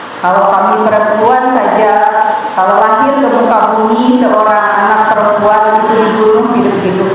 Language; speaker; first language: Indonesian; native; Indonesian